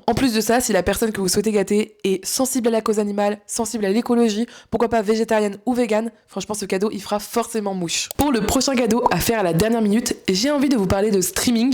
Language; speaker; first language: French; native; French